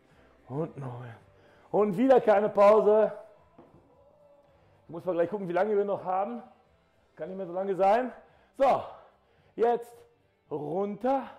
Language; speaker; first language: German; native; German